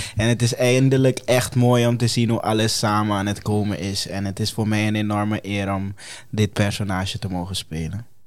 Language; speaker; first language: Dutch; non-native, fluent; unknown